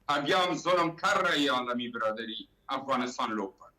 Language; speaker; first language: Hindi; non-native, learner; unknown